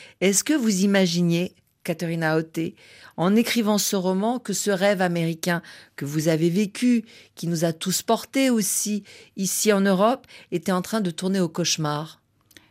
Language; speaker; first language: French; native; French